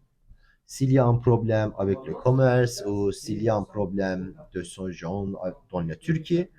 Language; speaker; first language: French; non-native, learner; Turkish